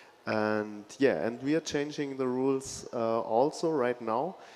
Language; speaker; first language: English; non-native, fluent; German